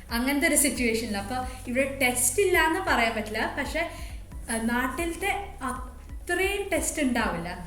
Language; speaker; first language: Malayalam; early bilingual, heritage; Malayalam